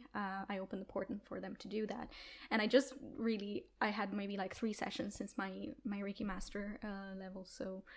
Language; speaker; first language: English; non-native, fluent; Italian